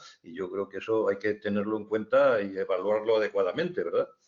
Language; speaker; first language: Spanish; native; Spanish